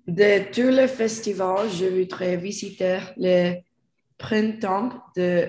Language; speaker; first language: French; non-native, learner; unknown